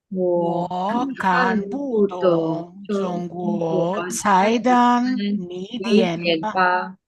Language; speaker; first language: Chinese; non-native, learner; Greek